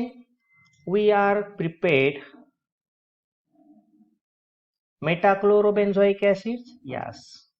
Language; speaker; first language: English; non-native, local second language; Marathi